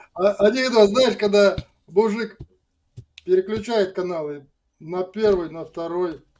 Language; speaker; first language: Russian; native; Russian